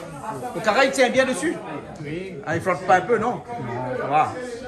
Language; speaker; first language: French; native; French